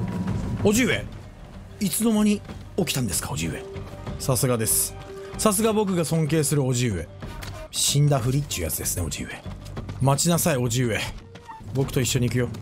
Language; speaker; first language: Japanese; native; Japanese